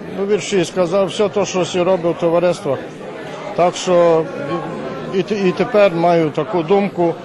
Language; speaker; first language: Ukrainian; early bilingual, heritage; Ukrainian